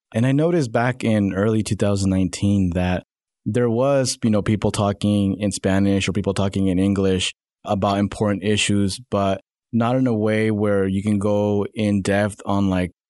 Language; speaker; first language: English; native; English